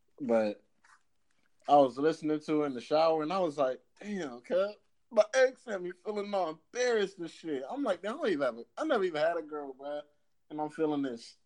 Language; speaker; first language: English; native; English